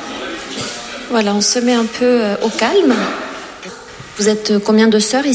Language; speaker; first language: French; native; French